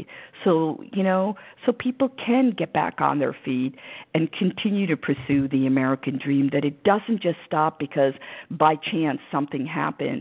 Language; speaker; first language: English; early bilingual, other home language; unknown